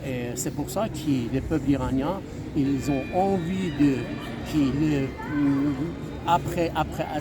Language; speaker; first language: French; non-native, fluent; Persian